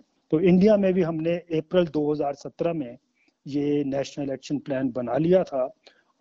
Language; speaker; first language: Hindi; native; Hindi